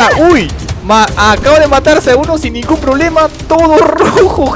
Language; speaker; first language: Spanish; native; Spanish